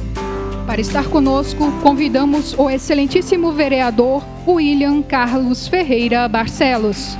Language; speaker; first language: Portuguese; native; Portuguese